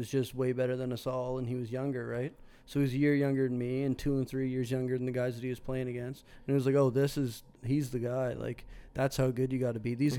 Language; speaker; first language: English; native; English